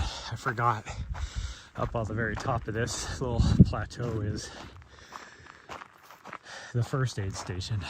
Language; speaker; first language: English; native; English